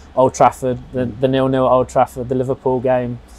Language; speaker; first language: English; native; English